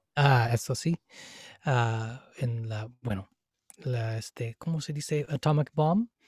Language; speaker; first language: Spanish; non-native, fluent; English